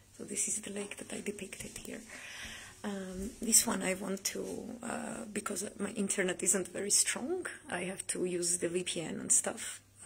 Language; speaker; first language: English; non-native, fluent; Armenian